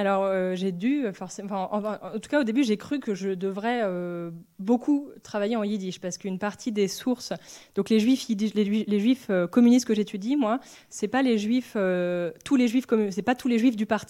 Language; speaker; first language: French; native; French